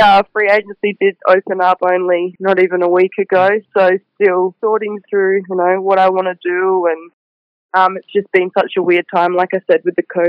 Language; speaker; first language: English; native; English